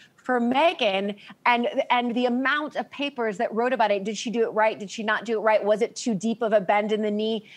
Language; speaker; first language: English; native; English